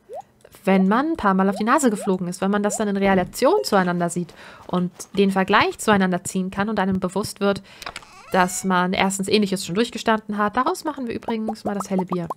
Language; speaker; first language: German; native; German